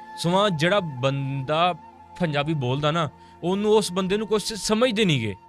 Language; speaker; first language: Punjabi; native; Punjabi